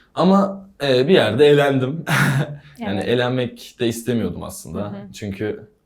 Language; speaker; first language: Turkish; native; Turkish